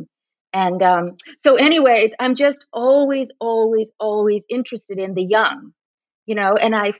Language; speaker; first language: English; native; English